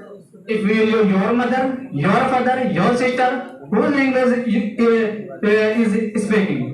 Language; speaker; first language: English; non-native, learner; Urdu